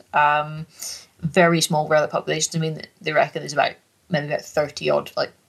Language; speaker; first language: English; native; English